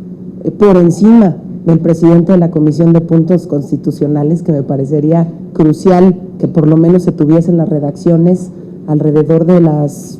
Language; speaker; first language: Spanish; native; Spanish